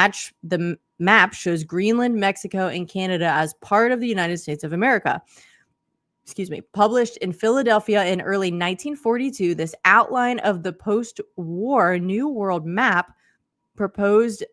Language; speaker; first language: English; native; English